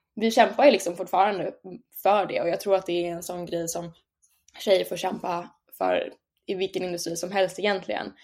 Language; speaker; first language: Swedish; native; Swedish